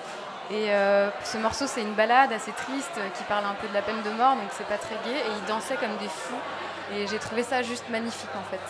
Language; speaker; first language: French; native; French